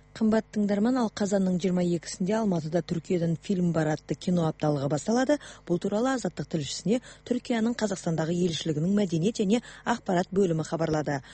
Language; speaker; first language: Kazakh; native; Kazakh